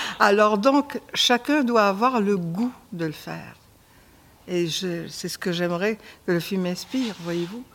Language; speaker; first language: French; native; French